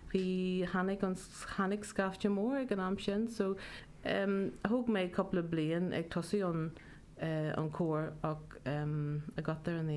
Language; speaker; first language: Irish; non-native, learner; Welsh